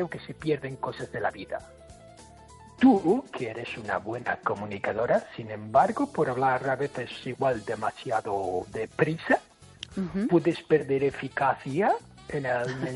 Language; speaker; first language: Spanish; non-native, fluent; English